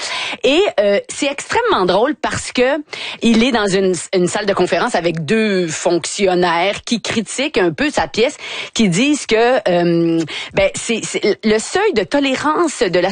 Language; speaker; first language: French; native; French